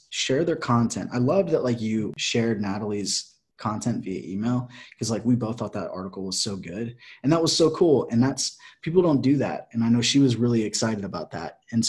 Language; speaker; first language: English; native; English